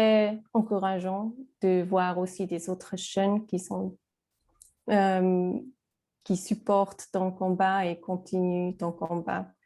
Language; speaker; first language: French; non-native, fluent; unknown